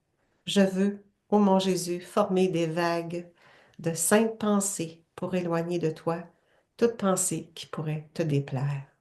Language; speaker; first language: French; native; French